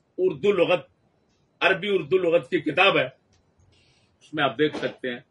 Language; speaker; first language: Urdu; non-native, local second language; Punjabi